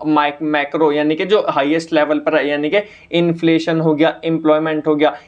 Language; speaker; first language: Hindi; native; Hindi